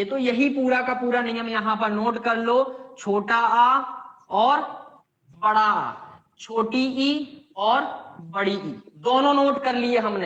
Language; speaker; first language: Hindi; native; Hindi